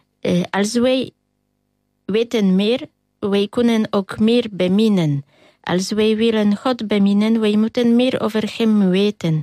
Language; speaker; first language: Dutch; non-native, learner; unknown